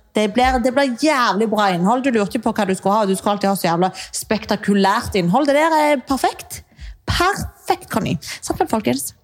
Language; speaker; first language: Norwegian; early bilingual, other home language; Arabic